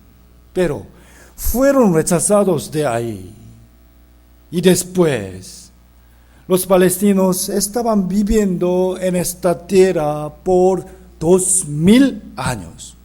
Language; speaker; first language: Spanish; non-native, fluent; Korean